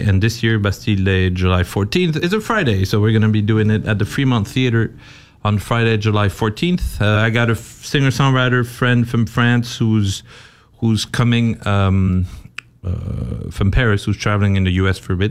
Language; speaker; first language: English; non-native, fluent; French